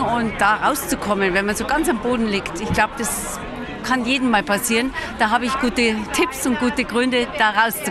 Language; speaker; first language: German; native; German